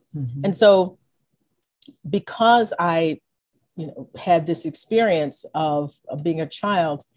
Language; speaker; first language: English; native; English